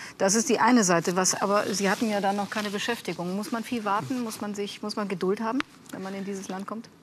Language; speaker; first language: German; native; German